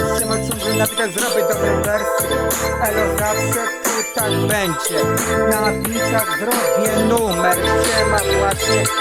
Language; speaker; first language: Polish; native; Polish